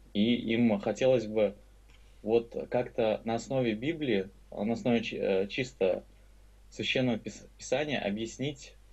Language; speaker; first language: Russian; native; Russian